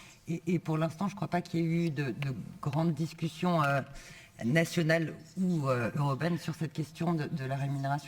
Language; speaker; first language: French; native; French